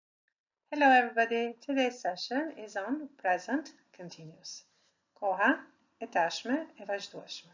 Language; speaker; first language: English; non-native, fluent; Albanian